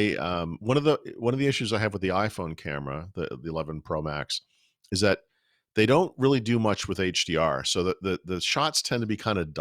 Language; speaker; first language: English; native; English